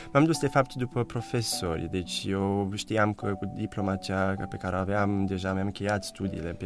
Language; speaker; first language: Romanian; early bilingual, heritage; Romanian